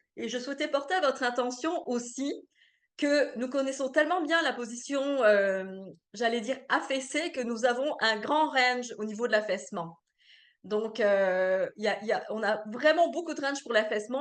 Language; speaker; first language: French; native; French